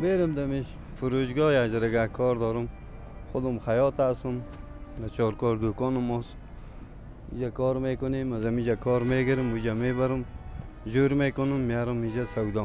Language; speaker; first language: Persian; native; Persian